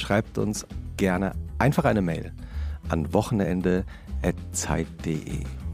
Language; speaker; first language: German; native; German